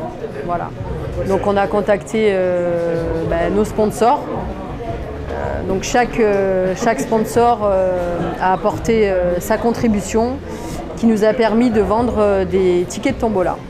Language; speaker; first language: French; native; French